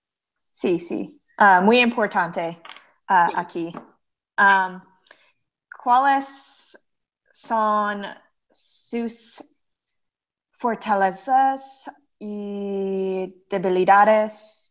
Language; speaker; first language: Spanish; non-native, learner; English